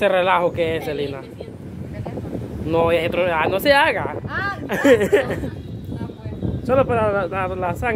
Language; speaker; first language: Spanish; native; Spanish